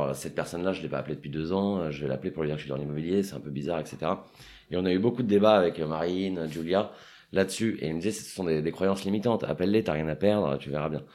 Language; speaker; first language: French; native; French